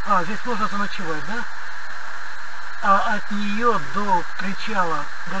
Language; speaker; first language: Russian; native; Russian